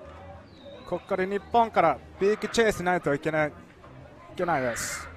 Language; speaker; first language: Japanese; non-native, learner; English